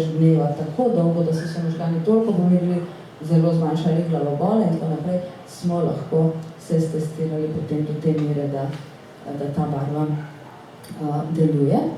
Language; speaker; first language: Slovenian; native; Slovenian